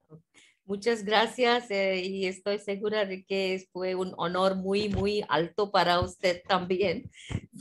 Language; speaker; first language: Spanish; non-native, fluent; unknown